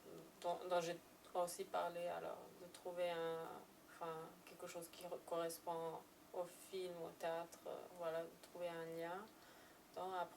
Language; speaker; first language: French; non-native, fluent; Serbian